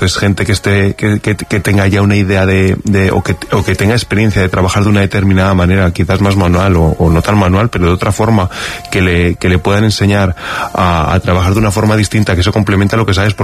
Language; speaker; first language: Spanish; native; Spanish